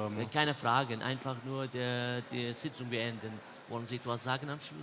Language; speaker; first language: German; non-native, learner; Central Kurdish